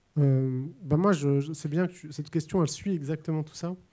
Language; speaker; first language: French; native; French